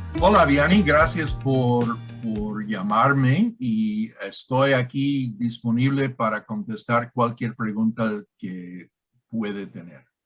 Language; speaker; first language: Spanish; non-native, learner; English